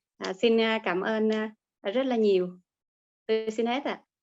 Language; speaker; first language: Vietnamese; native; Vietnamese